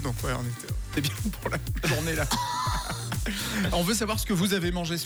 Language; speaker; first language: French; native; French